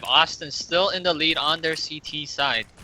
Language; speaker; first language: English; native; English